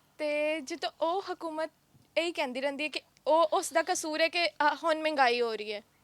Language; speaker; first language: Punjabi; non-native, local second language; Urdu